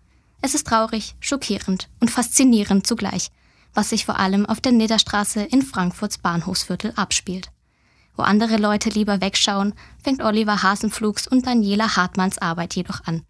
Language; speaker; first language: German; native; German